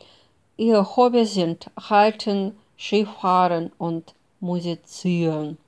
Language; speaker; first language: German; non-native, fluent; Russian